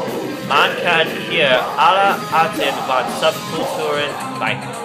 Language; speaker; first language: German; non-native, learner; English